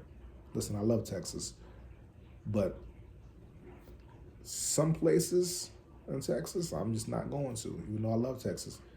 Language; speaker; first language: English; native; English